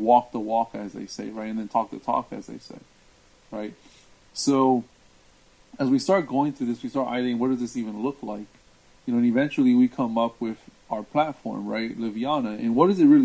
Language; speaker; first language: English; native; English